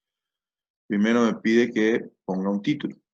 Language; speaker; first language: Spanish; native; Spanish